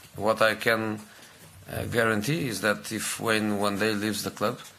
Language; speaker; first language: English; non-native, fluent; Portuguese